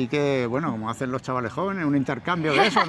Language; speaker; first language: Spanish; native; Spanish